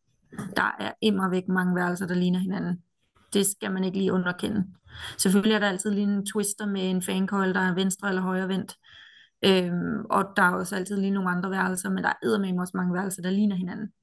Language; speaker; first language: Danish; native; Danish